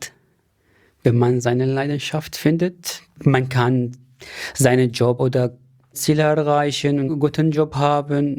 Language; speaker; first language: German; non-native, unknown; Arabic